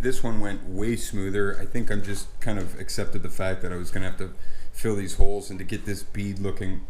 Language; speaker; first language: English; native; English